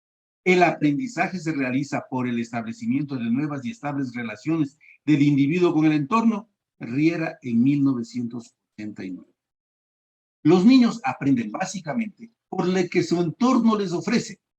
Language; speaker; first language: Spanish; native; Spanish